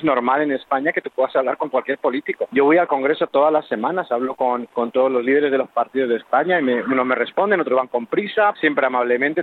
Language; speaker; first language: Spanish; native; Spanish